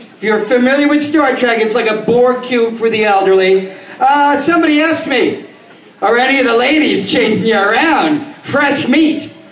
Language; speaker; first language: English; native; English